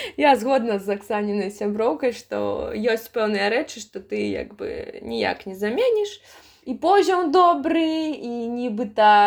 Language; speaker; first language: Belarusian; native; Belarusian